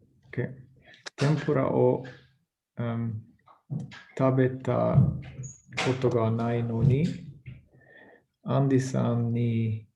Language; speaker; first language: Japanese; non-native, learner; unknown